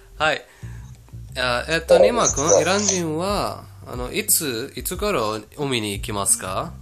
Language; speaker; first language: Japanese; non-native, fluent; Persian